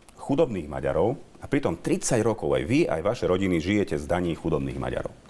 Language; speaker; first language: Slovak; native; Slovak